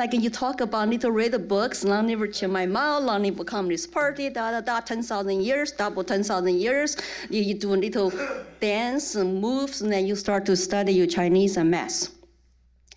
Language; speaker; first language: English; non-native, fluent; Chinese